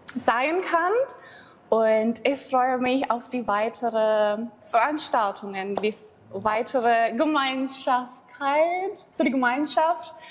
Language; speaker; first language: German; non-native, fluent; Indonesian